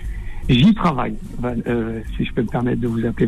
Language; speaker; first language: French; native; French